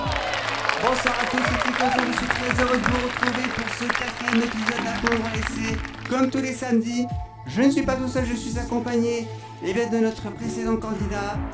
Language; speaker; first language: French; native; French